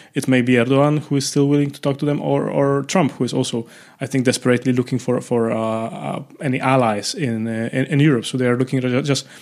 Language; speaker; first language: English; non-native, fluent; Polish